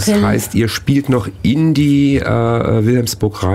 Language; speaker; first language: German; native; German